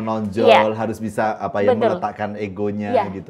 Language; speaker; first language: Indonesian; native; Indonesian